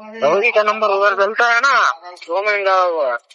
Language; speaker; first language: Hindi; non-native, local second language; Tamil